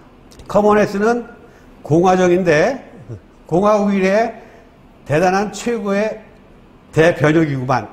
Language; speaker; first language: Korean; native; Korean